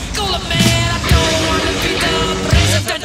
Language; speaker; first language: English; native; English